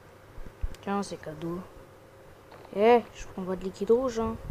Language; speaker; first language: French; native; French